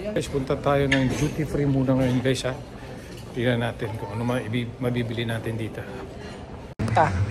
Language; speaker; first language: Filipino; non-native, local second language; Cebuano